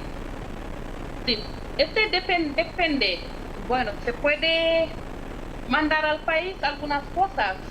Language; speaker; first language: Spanish; non-native, fluent; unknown